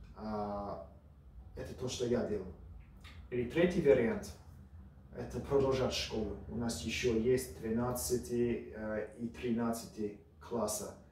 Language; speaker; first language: Russian; early bilingual, heritage; Russian